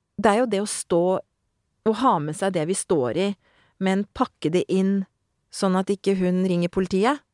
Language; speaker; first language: Norwegian; native; Norwegian